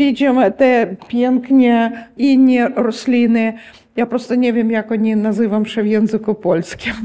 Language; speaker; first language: Polish; non-native, learner; Ukrainian